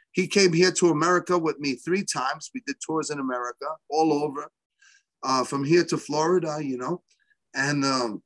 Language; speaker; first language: English; native; English